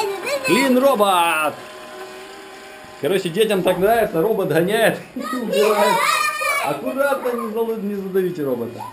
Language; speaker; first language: Russian; native; Russian